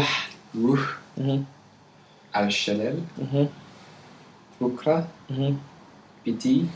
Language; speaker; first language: Arabic; non-native, learner; English